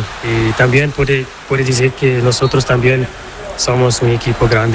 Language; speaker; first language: Spanish; non-native, learner; Portuguese